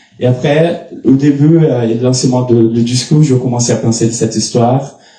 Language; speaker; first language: French; non-native, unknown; Portuguese